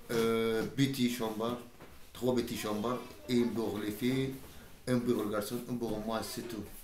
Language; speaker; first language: French; non-native, learner; Arabic